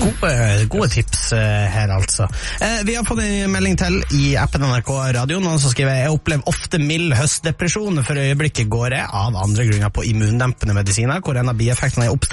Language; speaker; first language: Norwegian; native; Norwegian